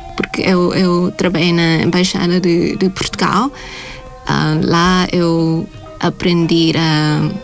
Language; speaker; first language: Portuguese; non-native, fluent; Thai